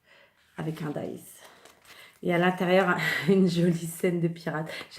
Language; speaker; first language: French; native; French